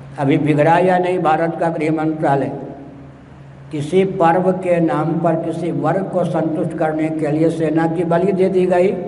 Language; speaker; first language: Hindi; non-native, local second language; Maithili